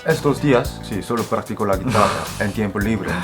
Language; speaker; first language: Spanish; non-native, fluent; Korean